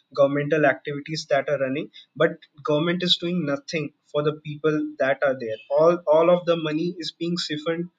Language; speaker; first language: English; non-native, local second language; Hindi